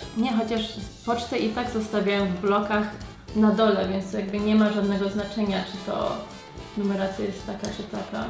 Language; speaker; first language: Polish; early bilingual, heritage; Polish